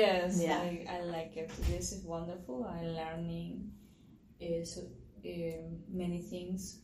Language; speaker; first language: English; non-native, learner; Spanish